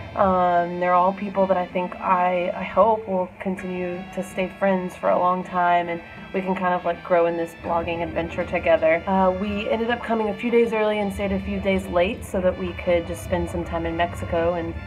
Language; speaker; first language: English; native; English